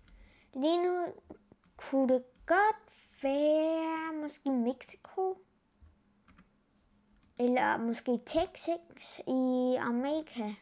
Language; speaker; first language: Danish; early bilingual, other home language; Spanish